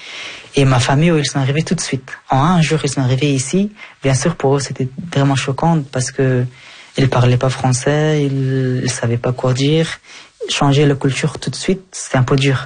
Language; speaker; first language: French; non-native, fluent; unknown